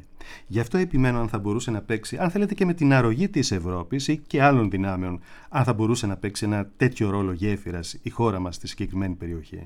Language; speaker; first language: Greek; native; Greek